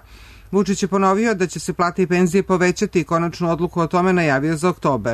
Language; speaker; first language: Serbian; native; Serbian